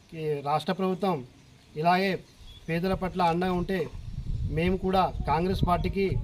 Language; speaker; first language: Telugu; native; Telugu